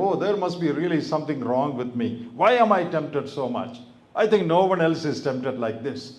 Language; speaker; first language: English; non-native, local second language; Malayalam